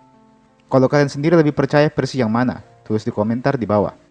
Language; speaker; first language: Indonesian; native; Indonesian